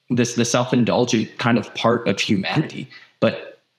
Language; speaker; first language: English; native; English